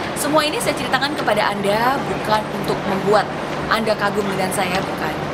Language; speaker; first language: Indonesian; native; Indonesian